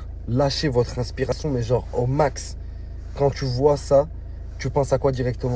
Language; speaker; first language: French; native; French